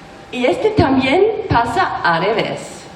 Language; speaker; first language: Spanish; non-native, learner; German